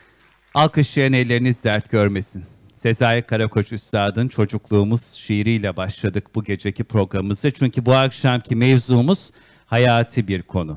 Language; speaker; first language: Turkish; native; Turkish